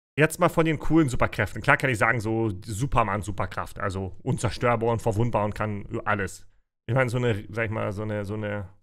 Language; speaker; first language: German; early bilingual, other home language; Russian